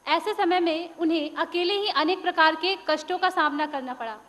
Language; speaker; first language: Hindi; native; Hindi